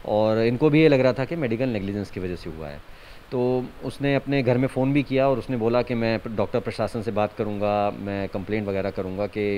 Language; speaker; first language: Hindi; native; Hindi